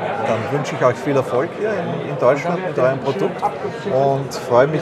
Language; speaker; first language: German; native; German